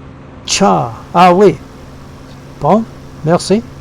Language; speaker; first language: French; non-native, learner; English